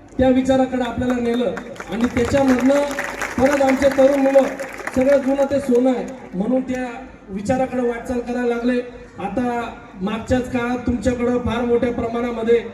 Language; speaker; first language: Marathi; native; Marathi